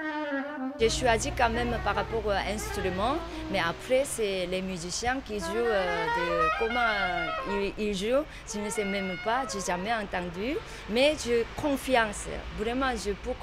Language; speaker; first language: French; non-native, learner; Korean